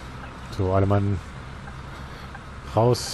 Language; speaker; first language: German; native; German